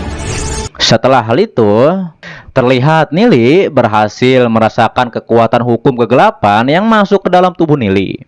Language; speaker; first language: Indonesian; native; Indonesian